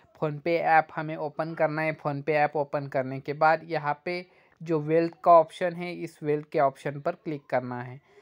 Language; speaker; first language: Hindi; non-native, local second language; Marathi